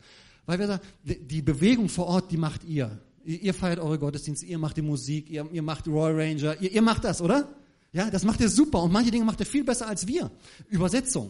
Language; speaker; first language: German; native; German